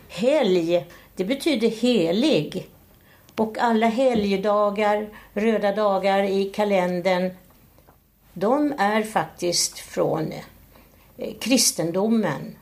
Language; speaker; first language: Swedish; native; Swedish